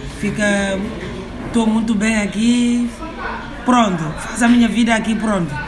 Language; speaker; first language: Portuguese; non-native, learner; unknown